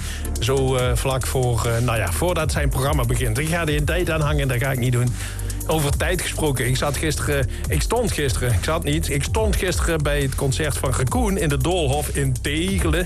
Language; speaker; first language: Dutch; native; Dutch